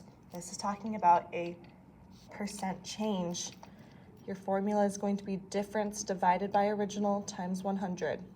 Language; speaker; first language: English; native; English